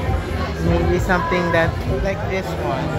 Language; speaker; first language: English; non-native, local second language; Filipino